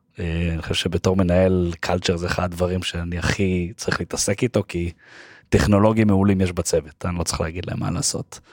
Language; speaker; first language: Hebrew; native; Hebrew